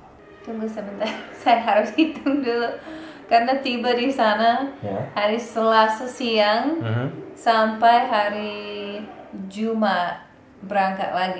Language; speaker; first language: Indonesian; non-native, fluent; English